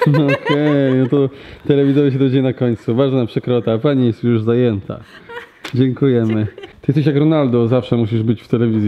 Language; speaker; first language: Polish; native; Polish